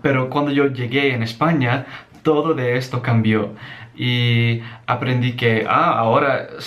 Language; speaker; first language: Spanish; non-native, learner; English